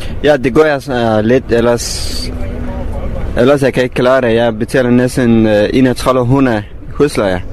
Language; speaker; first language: Danish; non-native, fluent; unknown